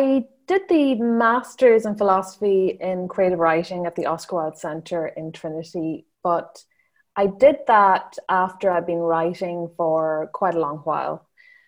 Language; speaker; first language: English; native; English